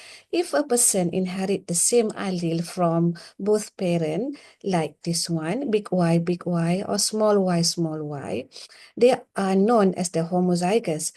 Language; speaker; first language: English; non-native, local second language; Malay